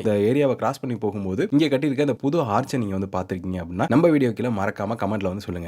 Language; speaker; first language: Tamil; native; Tamil